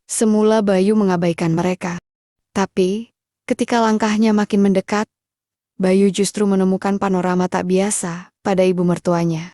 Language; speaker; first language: Indonesian; native; Indonesian